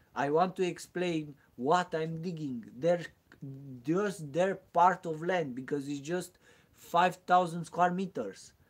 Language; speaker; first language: English; non-native, learner; Romanian